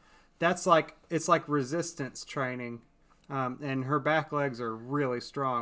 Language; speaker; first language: English; native; English